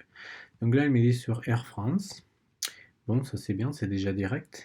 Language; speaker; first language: French; non-native, learner; Spanish